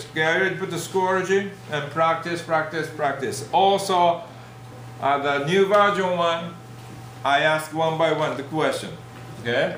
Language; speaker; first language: English; non-native, learner; Japanese